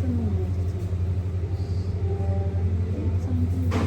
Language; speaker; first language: English; non-native, fluent; Tibetan